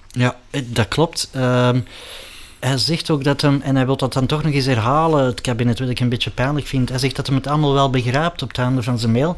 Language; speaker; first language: Dutch; native; Dutch